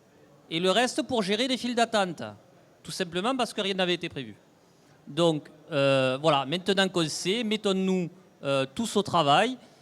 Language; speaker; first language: French; native; French